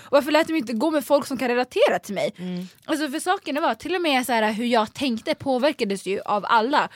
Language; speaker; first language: Swedish; native; Swedish